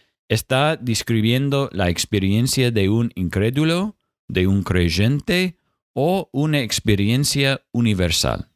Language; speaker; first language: Spanish; non-native, fluent; English